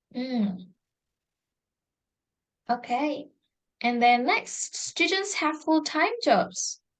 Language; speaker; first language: English; non-native, fluent; Indonesian